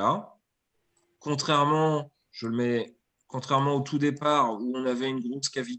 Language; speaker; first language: French; native; French